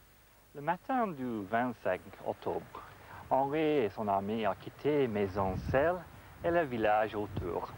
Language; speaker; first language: French; non-native, fluent; English